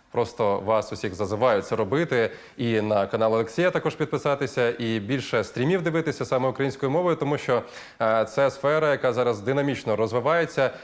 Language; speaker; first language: Ukrainian; native; Ukrainian